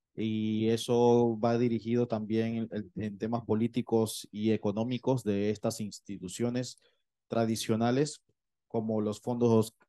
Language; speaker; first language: Spanish; native; Spanish